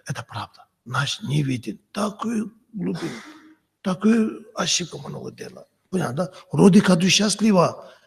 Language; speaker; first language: Russian; non-native, learner; Tibetan